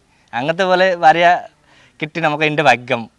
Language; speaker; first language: Malayalam; non-native, local second language; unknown